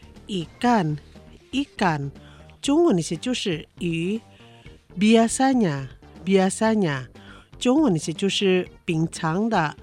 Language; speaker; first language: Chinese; non-native, fluent; Indonesian